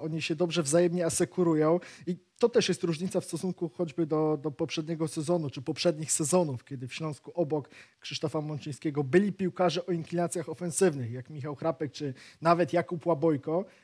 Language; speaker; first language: Polish; native; Polish